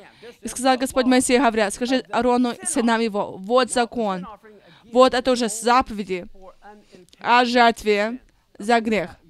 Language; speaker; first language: Russian; non-native, fluent; English